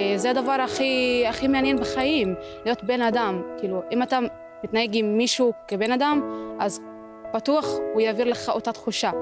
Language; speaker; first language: Hebrew; non-native, local second language; Arabic